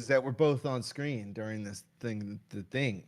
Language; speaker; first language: English; native; English